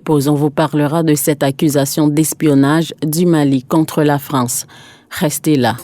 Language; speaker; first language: French; native; French